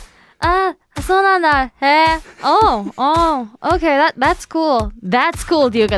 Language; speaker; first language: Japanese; early bilingual, heritage; Japanese